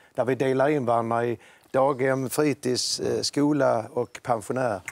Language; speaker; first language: Swedish; native; Swedish